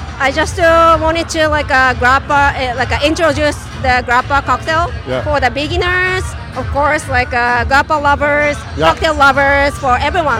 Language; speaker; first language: English; non-native, learner; Japanese